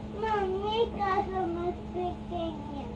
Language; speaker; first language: Spanish; early bilingual, heritage; Spanish